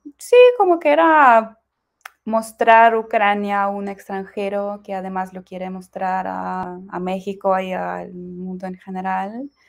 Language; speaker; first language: Spanish; non-native, fluent; Ukrainian